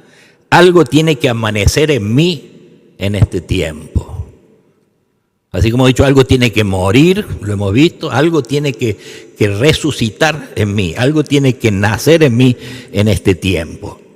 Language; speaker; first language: Spanish; native; Spanish